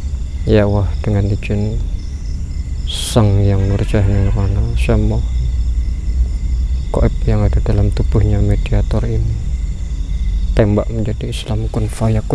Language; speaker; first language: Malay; non-native, local second language; Javanese